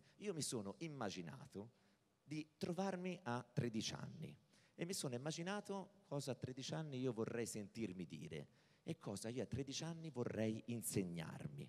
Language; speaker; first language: Italian; native; Italian